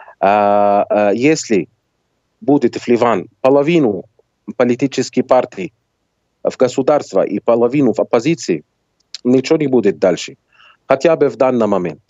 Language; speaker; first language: Russian; non-native, fluent; Arabic